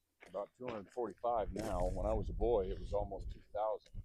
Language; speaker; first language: English; native; English